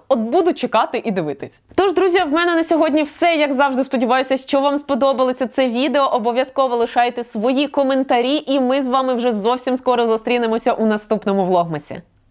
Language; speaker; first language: Ukrainian; native; Ukrainian